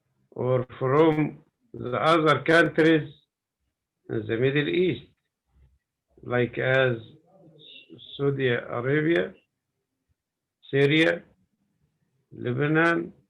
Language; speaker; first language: English; non-native, learner; Arabic